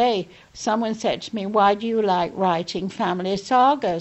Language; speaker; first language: English; native; English